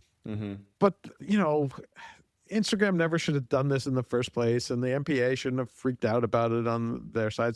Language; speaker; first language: English; native; English